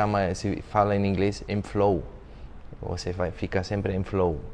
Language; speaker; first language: Portuguese; non-native, fluent; German